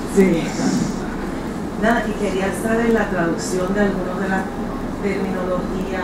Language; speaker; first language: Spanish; early bilingual, other home language; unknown